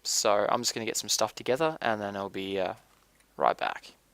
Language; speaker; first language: English; native; English